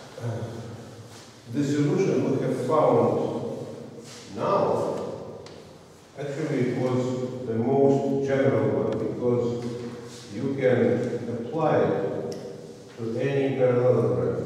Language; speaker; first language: English; non-native, fluent; Russian